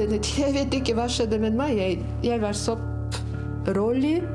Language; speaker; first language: Norwegian; non-native, learner; Russian